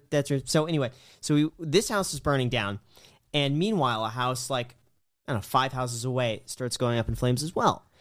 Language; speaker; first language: English; native; English